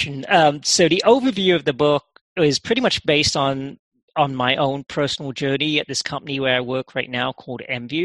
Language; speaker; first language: English; native; English